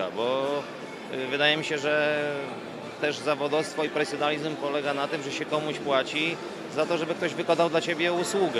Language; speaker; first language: Polish; native; Polish